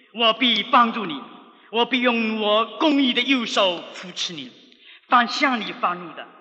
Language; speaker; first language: Chinese; native; Chinese